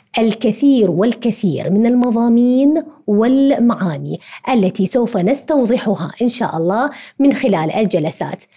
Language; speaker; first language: Arabic; native; Arabic